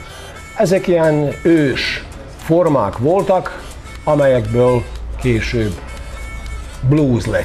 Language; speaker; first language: Hungarian; non-native, local second language; Serbian